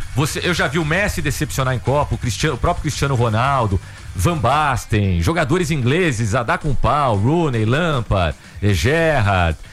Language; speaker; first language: Portuguese; native; Portuguese